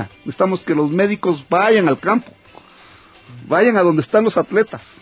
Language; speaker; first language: Spanish; native; Spanish